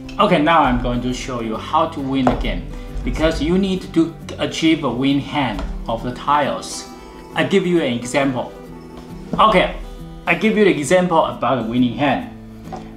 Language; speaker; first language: English; non-native, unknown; Chinese